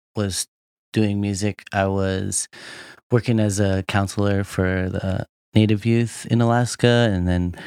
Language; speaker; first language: English; native; English